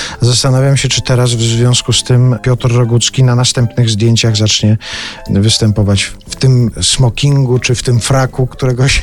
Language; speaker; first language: Polish; native; Polish